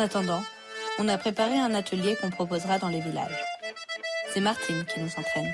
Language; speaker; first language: French; native; French